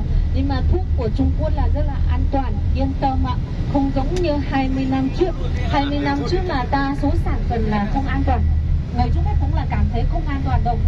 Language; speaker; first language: Vietnamese; non-native, fluent; Chinese